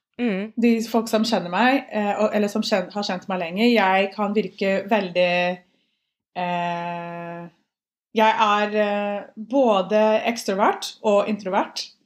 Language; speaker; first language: Norwegian; non-native, fluent; English